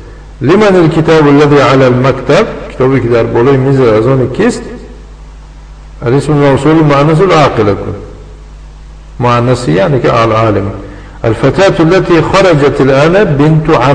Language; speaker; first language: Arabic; non-native, fluent; Tajik